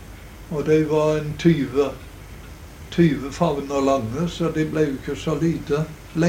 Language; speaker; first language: Norwegian; native; Norwegian